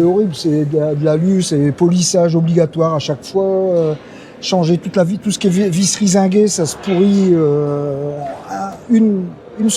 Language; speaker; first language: French; native; French